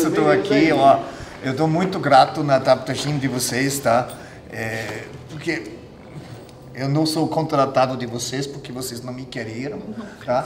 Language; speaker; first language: Portuguese; non-native, fluent; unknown